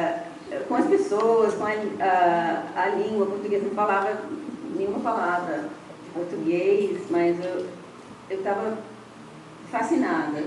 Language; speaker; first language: Portuguese; non-native, fluent; English